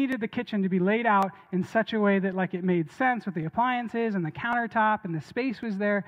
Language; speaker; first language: English; native; English